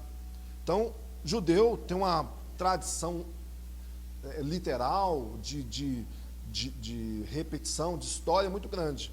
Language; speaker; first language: Portuguese; native; Portuguese